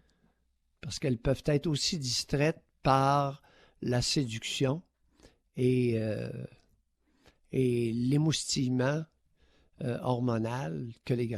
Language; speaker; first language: French; native; French